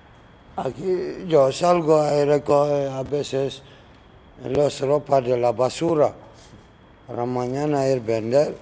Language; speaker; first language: Spanish; non-native, learner; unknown